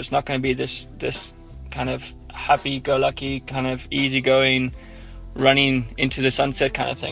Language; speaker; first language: English; native; English